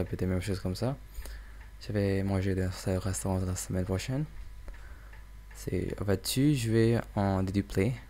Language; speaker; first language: French; non-native, learner; English